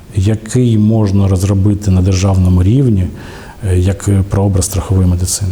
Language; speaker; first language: Ukrainian; native; Ukrainian